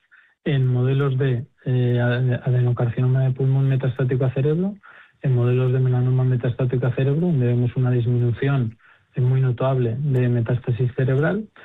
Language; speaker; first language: Spanish; native; Spanish